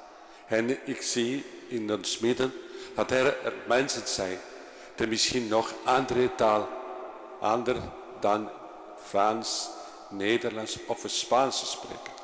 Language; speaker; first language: Dutch; non-native, fluent; Spanish